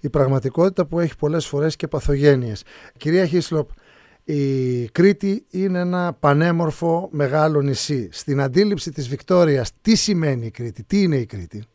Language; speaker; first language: Greek; native; Greek